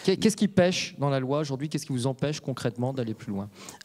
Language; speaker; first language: French; native; French